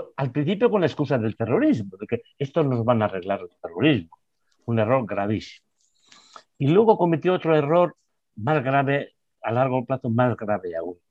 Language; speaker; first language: Spanish; non-native, local second language; Basque